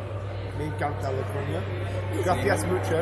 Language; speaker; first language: Spanish; non-native, learner; English